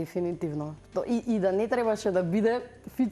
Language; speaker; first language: Macedonian; native; Macedonian